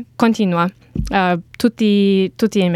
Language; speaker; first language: Italian; non-native, learner; English